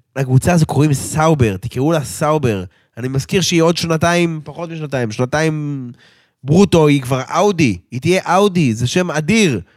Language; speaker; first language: Hebrew; native; Hebrew